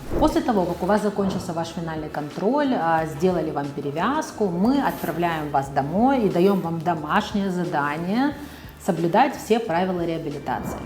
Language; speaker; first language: Russian; native; Russian